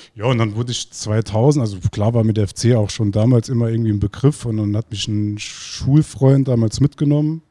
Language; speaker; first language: German; non-native, fluent; Icelandic